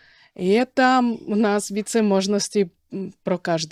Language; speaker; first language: Czech; non-native, fluent; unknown